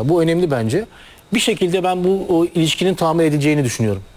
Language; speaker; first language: Turkish; native; Turkish